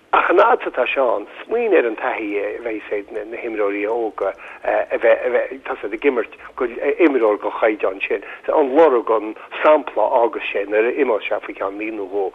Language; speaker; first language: Irish; native; Irish